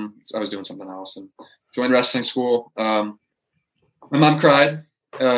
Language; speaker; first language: English; native; English